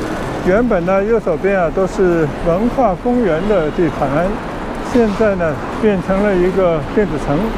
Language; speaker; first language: Chinese; non-native, local second language; Cantonese